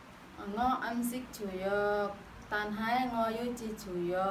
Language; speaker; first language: Chinese; non-native, learner; Vietnamese